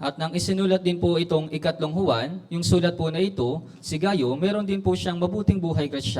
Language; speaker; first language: Filipino; native; Filipino